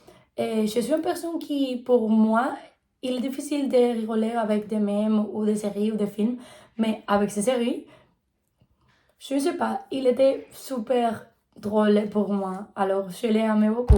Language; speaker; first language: French; non-native, learner; Spanish